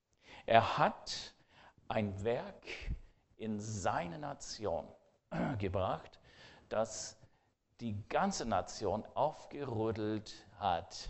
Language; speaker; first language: German; non-native, fluent; English